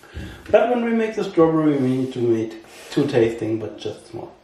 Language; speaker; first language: English; non-native, learner; German